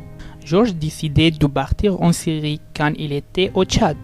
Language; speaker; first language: French; non-native, learner; Arabic